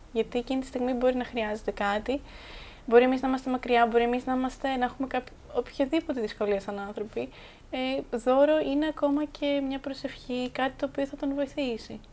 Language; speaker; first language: Greek; native; Greek